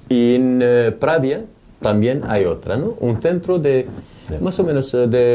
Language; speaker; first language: Spanish; non-native, fluent; Arabic